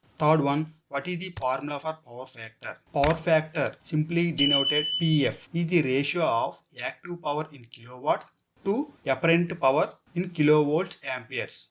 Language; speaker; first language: English; non-native, local second language; Telugu